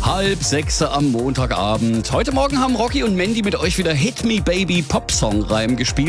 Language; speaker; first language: German; native; German